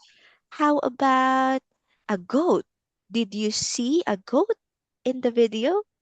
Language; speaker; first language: English; non-native, local second language; Filipino